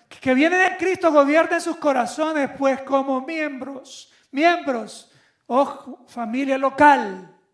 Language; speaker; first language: Spanish; native; Spanish